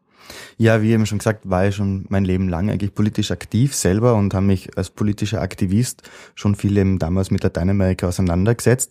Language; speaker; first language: German; native; German